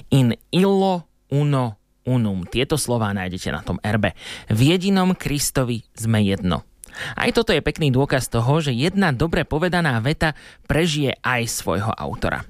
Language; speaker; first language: Slovak; native; Slovak